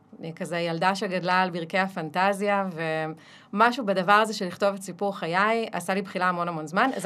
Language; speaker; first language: Hebrew; early bilingual, other home language; Russian